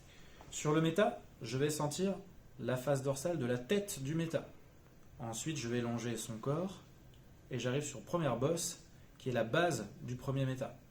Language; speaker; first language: French; native; French